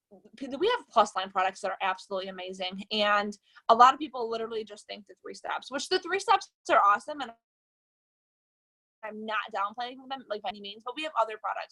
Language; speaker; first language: English; native; English